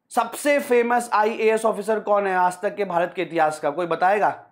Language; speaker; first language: Hindi; native; Hindi